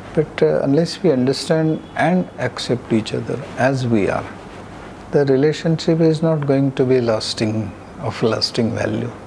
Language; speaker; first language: English; non-native, local second language; Marathi